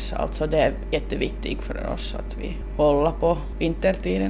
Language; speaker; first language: Swedish; non-native, local second language; Finnish